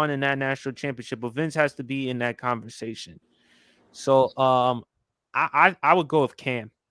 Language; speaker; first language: English; native; English